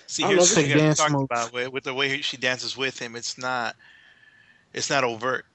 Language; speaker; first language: English; native; English